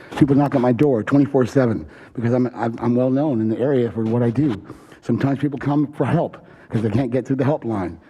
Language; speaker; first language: English; native; English